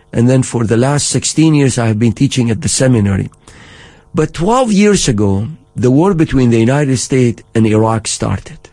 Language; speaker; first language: English; non-native, fluent; Arabic